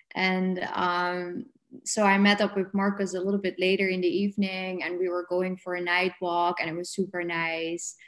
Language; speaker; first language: English; non-native, fluent; Dutch